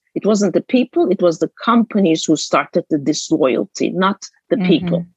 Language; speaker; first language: English; non-native, fluent; Turkish